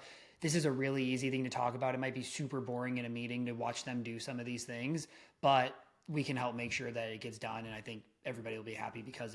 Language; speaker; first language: English; native; English